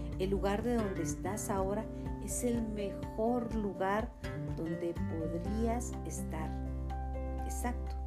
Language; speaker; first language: Spanish; native; Spanish